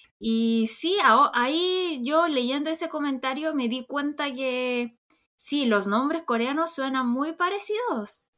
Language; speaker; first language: Spanish; non-native, fluent; Korean